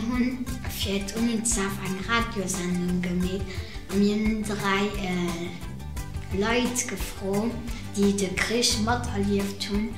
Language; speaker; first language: German; non-native, local second language; Luxembourgish